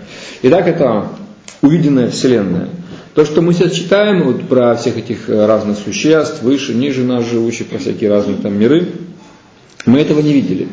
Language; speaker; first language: Russian; native; Russian